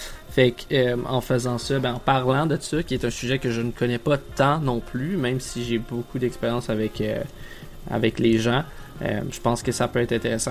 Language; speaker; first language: French; native; French